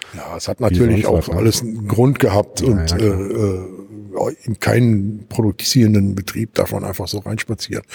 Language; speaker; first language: German; native; German